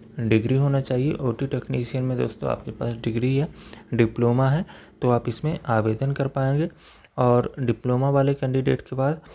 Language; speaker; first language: Hindi; native; Hindi